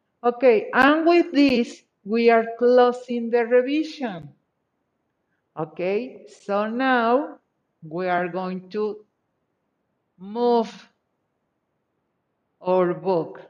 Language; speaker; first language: English; non-native, fluent; Spanish